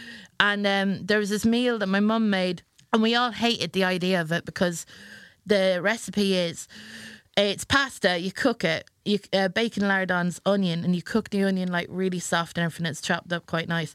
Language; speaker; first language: English; native; English